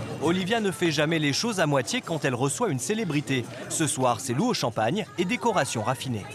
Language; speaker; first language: French; native; French